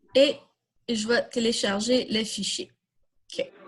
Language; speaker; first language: French; native; French